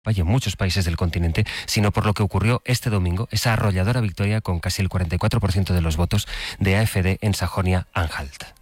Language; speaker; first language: Spanish; native; Spanish